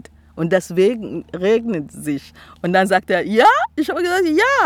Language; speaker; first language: German; non-native, fluent; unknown